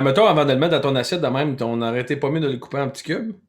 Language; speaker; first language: French; native; French